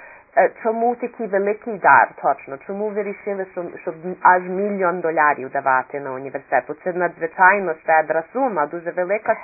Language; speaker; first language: Ukrainian; early bilingual, heritage; Ukrainian